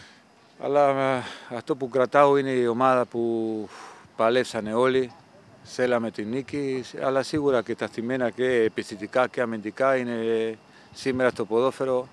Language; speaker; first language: Greek; non-native, fluent; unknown